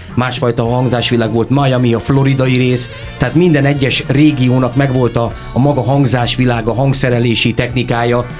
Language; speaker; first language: Hungarian; native; Hungarian